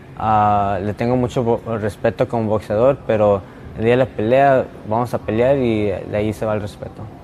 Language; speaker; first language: Spanish; early bilingual, heritage; Spanish